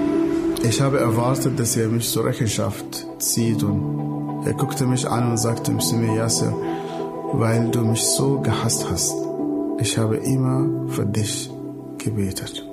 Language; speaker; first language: German; non-native, fluent; Arabic